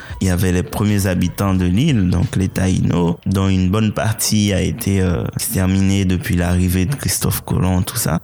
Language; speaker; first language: French; non-native, local second language; Haitian Creole